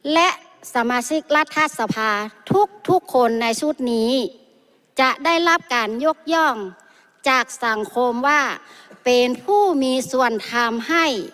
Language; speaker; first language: Thai; native; Thai